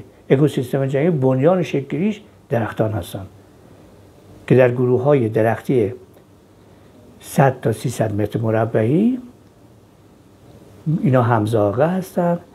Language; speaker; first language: Persian; native; Persian